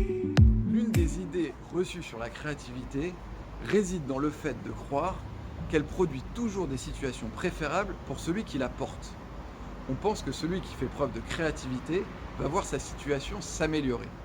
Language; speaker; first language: French; native; French